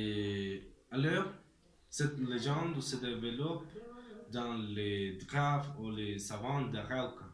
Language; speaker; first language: French; non-native, learner; Spanish